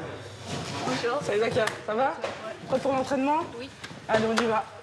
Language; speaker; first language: French; native; French